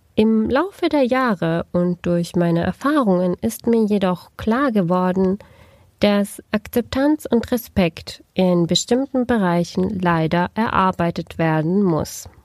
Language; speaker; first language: German; early bilingual, other home language; Turkish